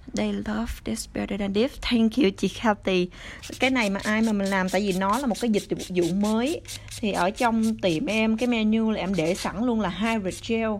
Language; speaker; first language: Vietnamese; early bilingual, other home language; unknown